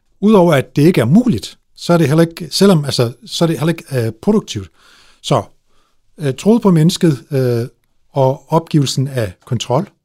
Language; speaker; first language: Danish; early bilingual, other home language; Turkish